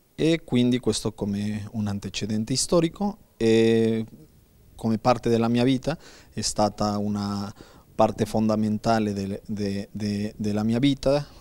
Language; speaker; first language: Italian; non-native, learner; Spanish